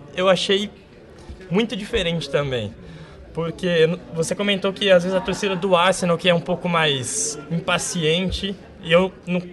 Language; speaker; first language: Portuguese; native; Portuguese